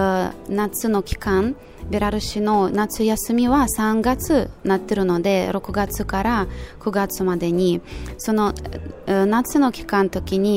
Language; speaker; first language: Japanese; non-native, fluent; Russian